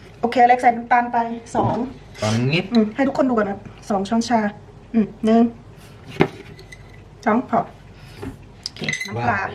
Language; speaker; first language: Thai; native; Thai